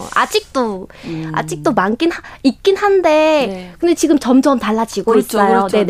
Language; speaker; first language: Korean; non-native, learner; Vietnamese